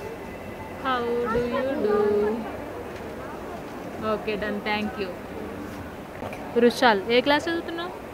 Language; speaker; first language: Telugu; native; Telugu